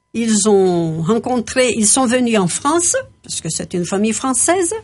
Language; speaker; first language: French; non-native, fluent; Portuguese